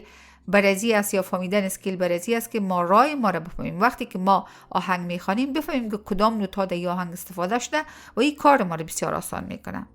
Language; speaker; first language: Persian; native; Persian